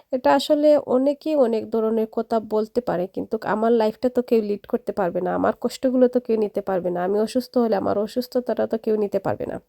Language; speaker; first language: Bangla; non-native, local second language; Sylheti